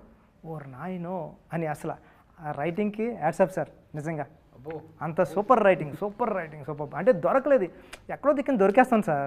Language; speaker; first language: Telugu; native; Telugu